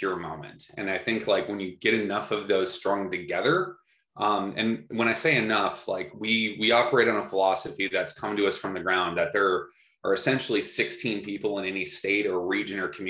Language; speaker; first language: English; native; English